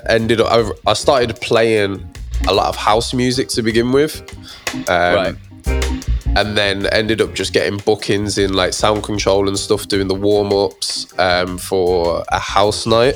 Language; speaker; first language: English; native; English